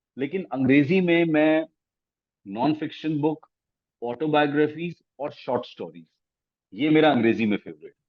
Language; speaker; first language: Hindi; non-native, local second language; Punjabi